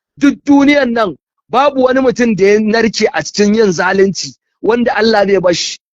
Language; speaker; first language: Hausa; native; Hausa